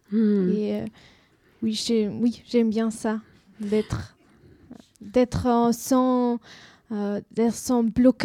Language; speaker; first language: French; non-native, learner; German